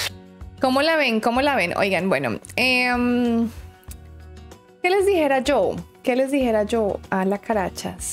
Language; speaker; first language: Spanish; native; Spanish